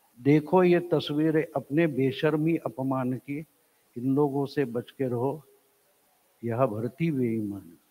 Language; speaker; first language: Hindi; non-native, local second language; Marathi